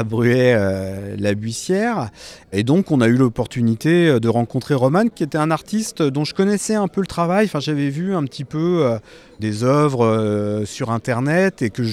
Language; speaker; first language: French; native; French